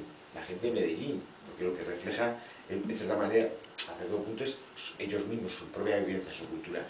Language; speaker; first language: Spanish; native; Spanish